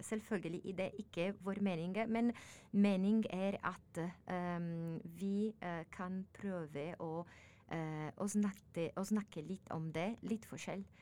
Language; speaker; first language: Norwegian; non-native, learner; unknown